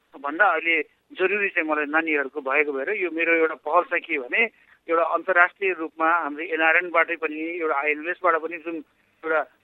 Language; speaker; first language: Nepali; native; Nepali